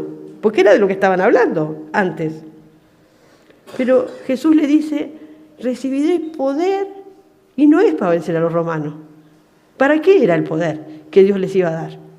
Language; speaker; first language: Spanish; native; Spanish